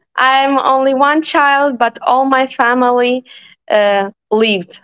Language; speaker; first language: English; non-native, learner; Ukrainian